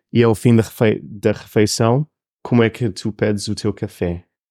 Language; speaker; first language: Portuguese; non-native, fluent; English